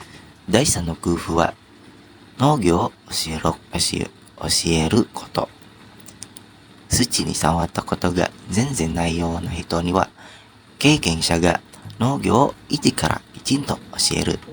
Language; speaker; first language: Japanese; non-native, learner; Indonesian